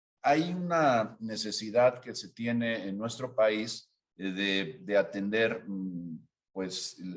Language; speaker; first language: Spanish; native; Spanish